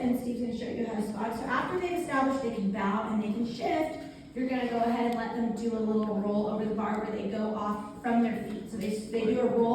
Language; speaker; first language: English; native; English